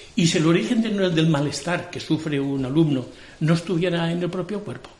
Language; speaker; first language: Spanish; non-native, local second language; Catalan